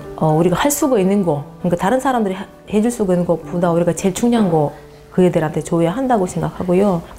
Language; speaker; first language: Korean; non-native, fluent; Russian